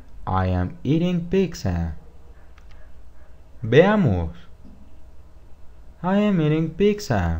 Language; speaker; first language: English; non-native, fluent; Spanish